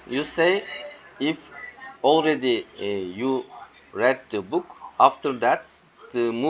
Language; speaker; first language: English; non-native, learner; Turkish